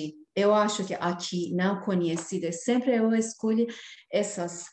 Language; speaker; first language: Portuguese; non-native, learner; Persian